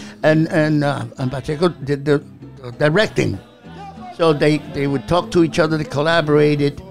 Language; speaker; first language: English; early bilingual, other home language; Spanish